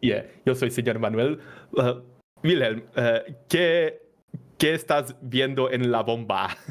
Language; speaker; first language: Spanish; non-native, learner; Portuguese